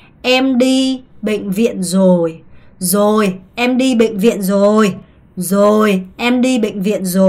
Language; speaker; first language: Vietnamese; non-native, fluent; Korean